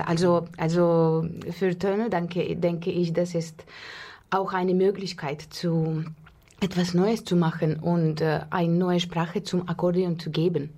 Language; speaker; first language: German; non-native, fluent; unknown